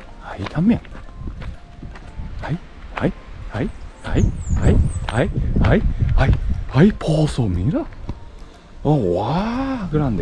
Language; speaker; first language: Spanish; non-native, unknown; Japanese